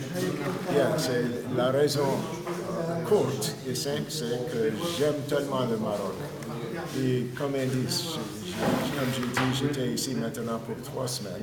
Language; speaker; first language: French; non-native, fluent; English